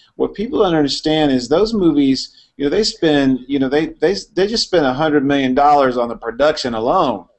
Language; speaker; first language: English; native; English